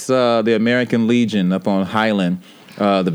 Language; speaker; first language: English; native; English